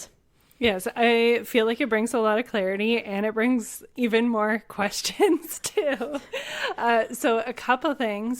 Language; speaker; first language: English; native; English